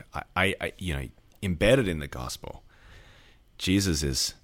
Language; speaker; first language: English; native; English